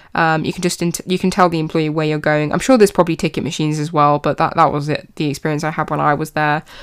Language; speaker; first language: English; native; English